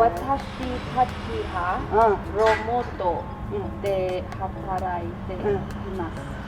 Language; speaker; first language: Japanese; non-native, learner; English